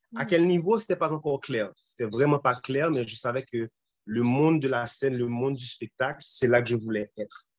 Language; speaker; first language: French; non-native, local second language; Haitian Creole